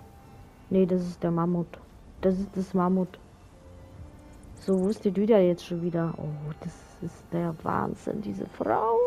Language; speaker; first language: German; native; German